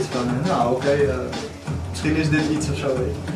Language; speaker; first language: Dutch; early bilingual, other home language; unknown